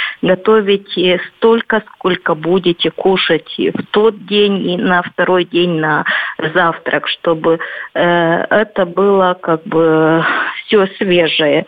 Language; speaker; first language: Russian; non-native, local second language; Romanian